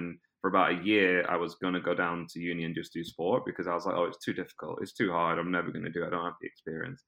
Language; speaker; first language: English; native; English